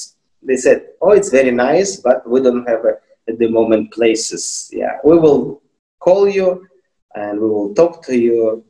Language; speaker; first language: English; non-native, fluent; Russian